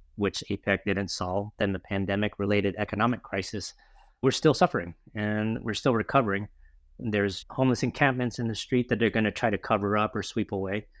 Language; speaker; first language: English; native; English